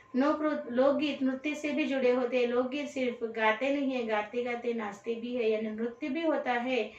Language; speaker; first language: Hindi; non-native, local second language; Telugu